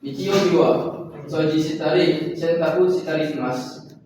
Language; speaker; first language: Japanese; non-native, learner; Indonesian